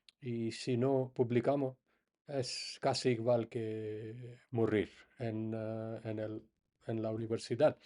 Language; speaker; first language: Spanish; non-native, fluent; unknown